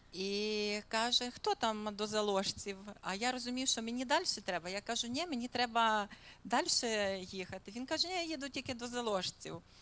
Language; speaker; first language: Ukrainian; native; Ukrainian